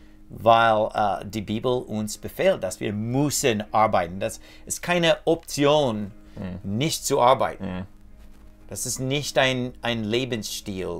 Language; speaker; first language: German; non-native, fluent; English